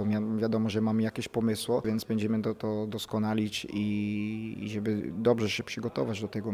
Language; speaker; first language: Polish; non-native, fluent; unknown